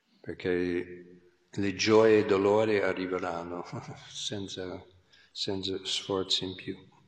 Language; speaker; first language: Italian; non-native, fluent; English